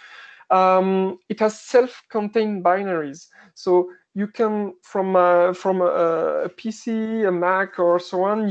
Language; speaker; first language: English; non-native, fluent; French